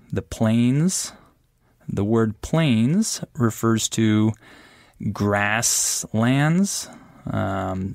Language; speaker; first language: English; native; English